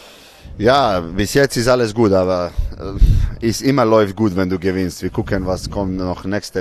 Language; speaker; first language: German; non-native, fluent; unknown